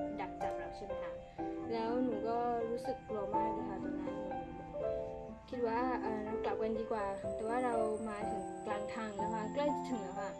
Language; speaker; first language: Thai; non-native, local second language; S'gaw Karen